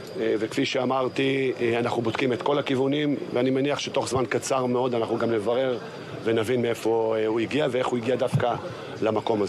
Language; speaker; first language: Hebrew; native; Hebrew